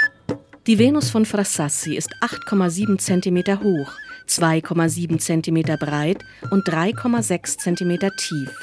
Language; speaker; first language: German; native; German